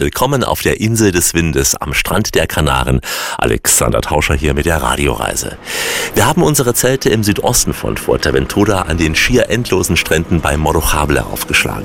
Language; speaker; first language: German; native; German